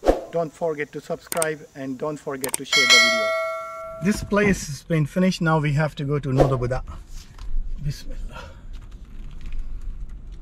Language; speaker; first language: English; non-native, local second language; Urdu